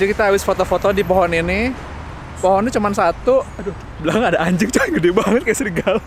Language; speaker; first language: Indonesian; native; Indonesian